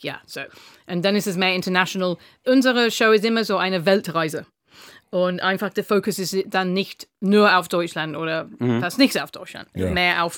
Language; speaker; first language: German; non-native, fluent; English